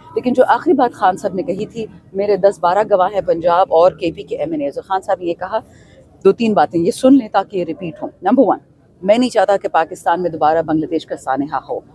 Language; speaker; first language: Urdu; non-native, local second language; Pashto